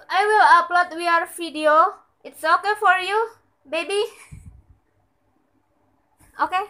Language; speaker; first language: English; non-native, learner; Indonesian